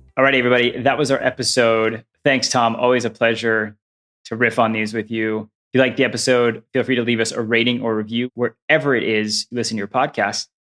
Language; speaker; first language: English; native; English